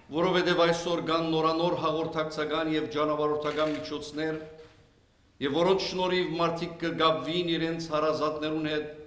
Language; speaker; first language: Armenian; early bilingual, heritage; Armenian